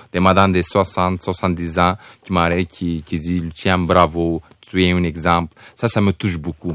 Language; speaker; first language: French; non-native, fluent; Romanian